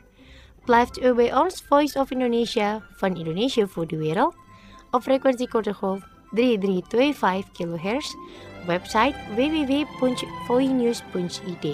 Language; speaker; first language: Dutch; non-native, fluent; Indonesian